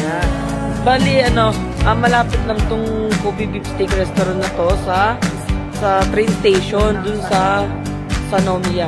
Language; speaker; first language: Filipino; native; Filipino